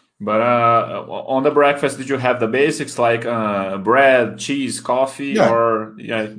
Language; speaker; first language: English; non-native, fluent; Portuguese